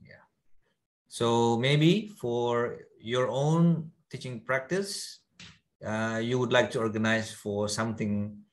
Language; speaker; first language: English; non-native, fluent; Indonesian